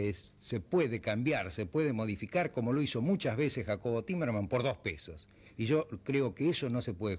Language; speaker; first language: Spanish; native; Spanish